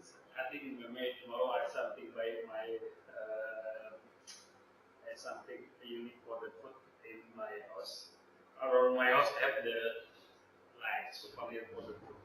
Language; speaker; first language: English; non-native, learner; Indonesian